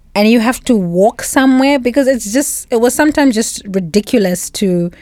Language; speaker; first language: English; non-native, local second language; Shona